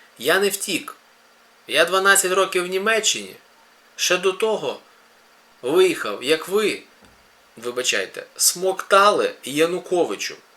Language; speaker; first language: Ukrainian; native; Ukrainian